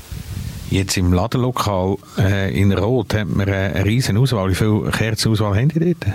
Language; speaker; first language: German; native; German